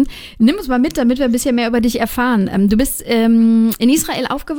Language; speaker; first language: German; native; German